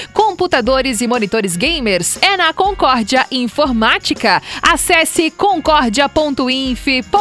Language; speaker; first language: Portuguese; native; Portuguese